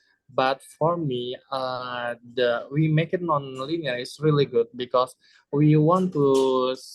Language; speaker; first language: English; non-native, learner; Indonesian